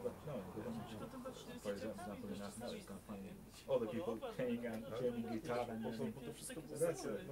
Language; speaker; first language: English; non-native, learner; Arabic